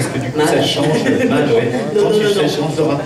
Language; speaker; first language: French; native; French